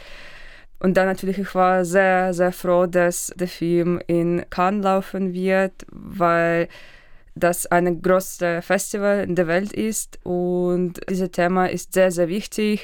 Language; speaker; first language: German; non-native, fluent; Russian